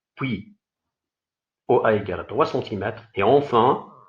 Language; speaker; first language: French; non-native, local second language; Arabic